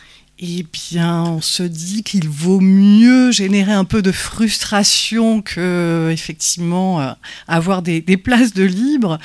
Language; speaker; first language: French; native; French